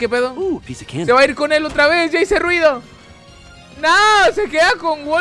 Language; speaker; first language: Spanish; native; Spanish